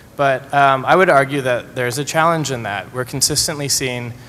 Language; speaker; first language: English; native; English